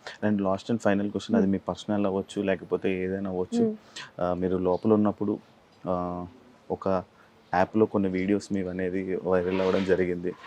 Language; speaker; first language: Telugu; native; Telugu